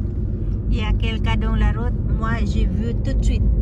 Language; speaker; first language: French; non-native, learner; Filipino